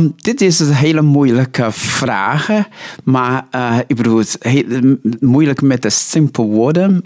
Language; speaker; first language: Dutch; non-native, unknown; Chinese